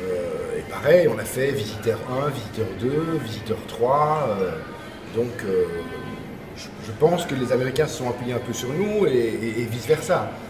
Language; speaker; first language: French; native; French